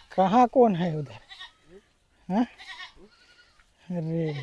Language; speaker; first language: Hindi; native; Hindi